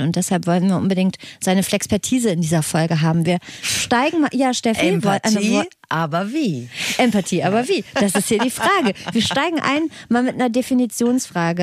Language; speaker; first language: German; native; German